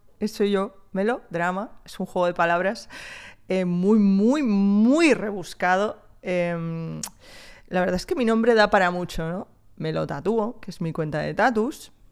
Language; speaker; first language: Spanish; early bilingual, other home language; French